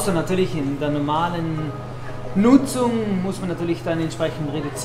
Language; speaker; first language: German; native; German